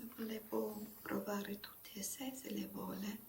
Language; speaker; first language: Italian; non-native, learner; English